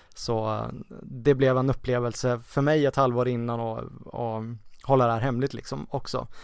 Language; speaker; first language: Swedish; native; Swedish